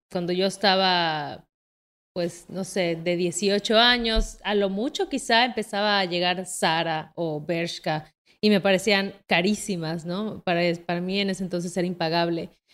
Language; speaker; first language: Spanish; native; Spanish